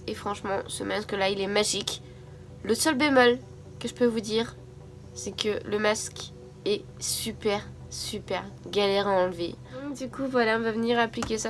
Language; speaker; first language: French; native; French